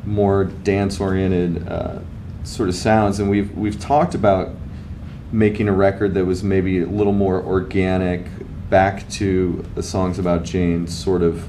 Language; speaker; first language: English; native; English